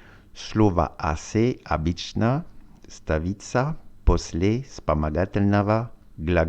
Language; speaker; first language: Russian; non-native, learner; French